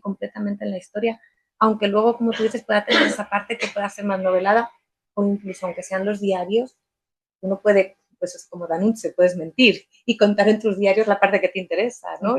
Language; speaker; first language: Spanish; non-native, fluent; Italian